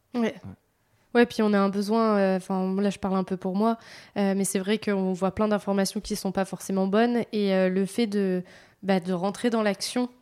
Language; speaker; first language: French; native; French